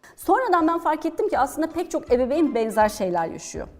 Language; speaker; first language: Turkish; native; Turkish